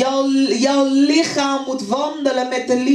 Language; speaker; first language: Dutch; non-native, fluent; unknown